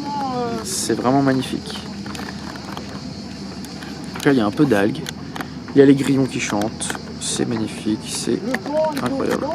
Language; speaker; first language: French; native; French